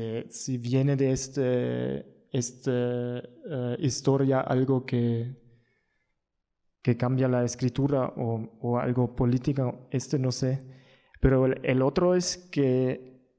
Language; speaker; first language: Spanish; non-native, learner; German